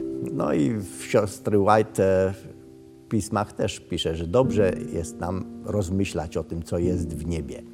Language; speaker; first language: Polish; early bilingual, other home language; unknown